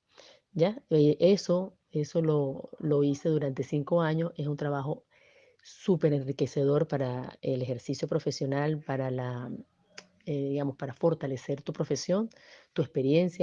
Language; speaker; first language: Spanish; native; Spanish